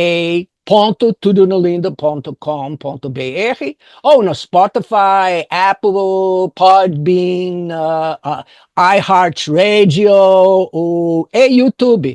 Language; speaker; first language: Portuguese; non-native, fluent; English